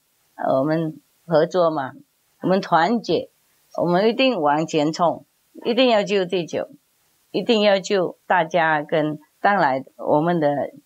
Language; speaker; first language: Chinese; non-native, fluent; Vietnamese